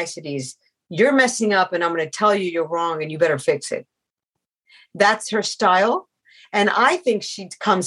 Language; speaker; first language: English; native; English